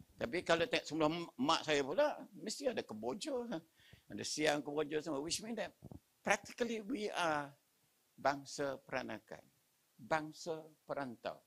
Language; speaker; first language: Malay; native; Malay